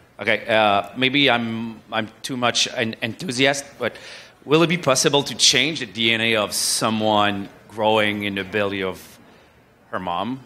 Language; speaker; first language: English; non-native, fluent; French